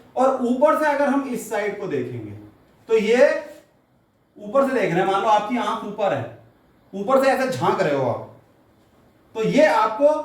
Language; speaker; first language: Hindi; native; Hindi